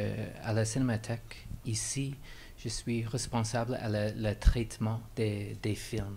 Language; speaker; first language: French; non-native, fluent; English